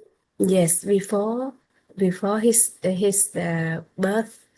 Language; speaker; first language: English; non-native, learner; Vietnamese